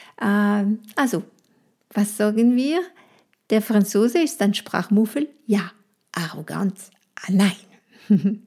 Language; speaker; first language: German; non-native, fluent; French